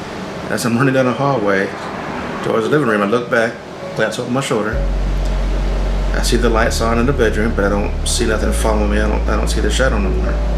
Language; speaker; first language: English; native; English